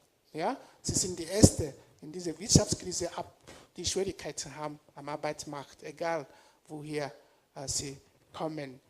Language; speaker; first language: German; non-native, fluent; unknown